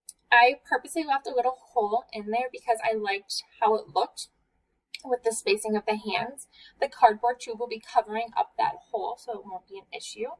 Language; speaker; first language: English; native; English